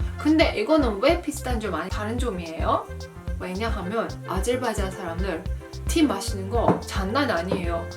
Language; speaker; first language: Korean; non-native, fluent; Azerbaijani